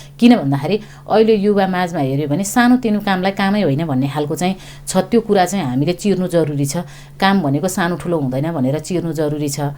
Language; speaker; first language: Nepali; native; Nepali